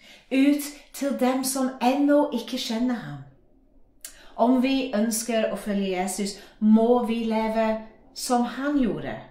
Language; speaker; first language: Norwegian; non-native, fluent; English